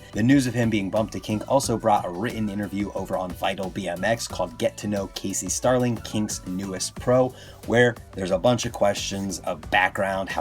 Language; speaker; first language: English; native; English